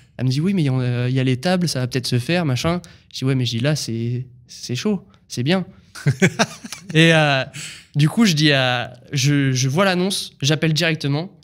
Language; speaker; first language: French; native; French